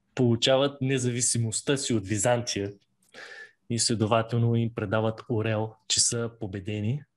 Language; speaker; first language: Bulgarian; native; Bulgarian